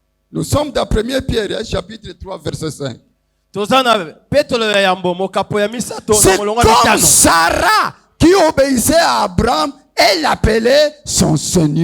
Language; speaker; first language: French; non-native, local second language; Lingala